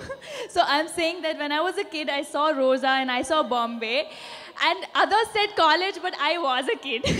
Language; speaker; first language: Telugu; non-native, fluent; Punjabi